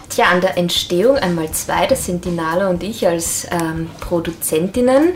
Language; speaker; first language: German; native; German